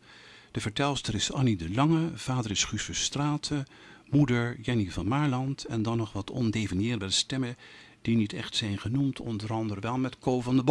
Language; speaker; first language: Dutch; native; Dutch